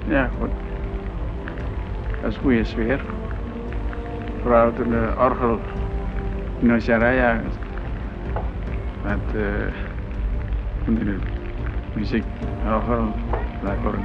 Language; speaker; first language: Dutch; non-native, learner; Indonesian